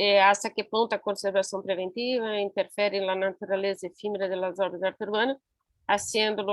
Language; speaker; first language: Portuguese; non-native, learner; Spanish